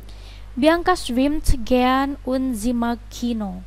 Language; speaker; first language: German; non-native, fluent; Indonesian